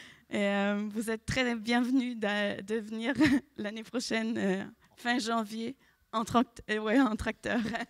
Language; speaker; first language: French; non-native, fluent; German